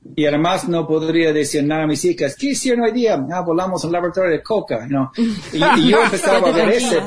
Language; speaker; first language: Spanish; non-native, fluent; English